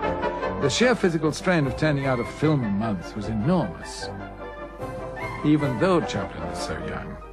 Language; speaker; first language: English; native; English